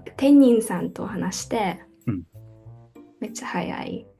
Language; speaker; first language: Japanese; non-native, learner; English